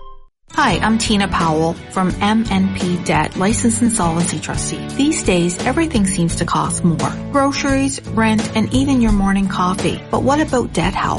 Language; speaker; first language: English; native; English